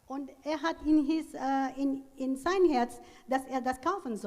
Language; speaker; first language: German; non-native, learner; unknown